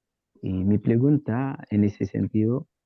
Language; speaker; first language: Spanish; non-native, learner; Haitian Creole